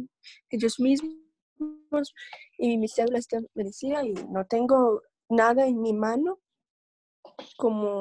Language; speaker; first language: Spanish; non-native, learner; English